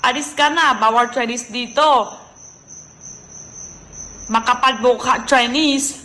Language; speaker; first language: Filipino; non-native, learner; Chinese